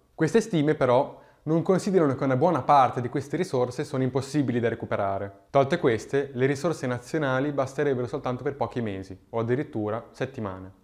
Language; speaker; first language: Italian; native; Italian